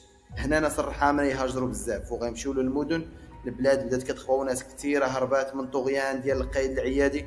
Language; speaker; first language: Arabic; native; Arabic